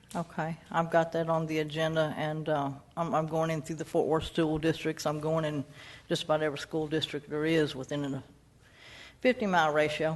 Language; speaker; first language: English; native; English